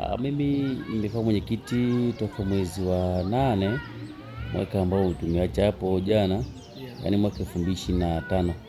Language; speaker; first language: Swahili; native; Swahili